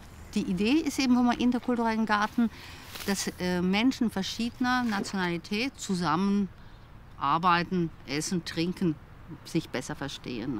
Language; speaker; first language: German; native; German